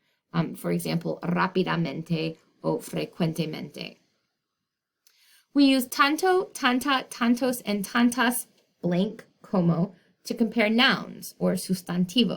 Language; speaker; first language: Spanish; non-native, fluent; English